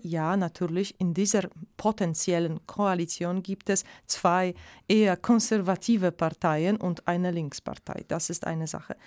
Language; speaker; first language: German; non-native, fluent; Polish